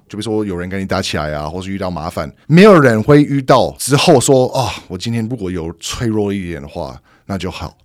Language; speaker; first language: Chinese; non-native, fluent; English